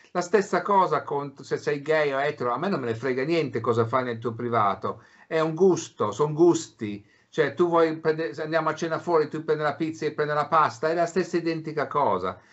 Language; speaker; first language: Italian; early bilingual, heritage; English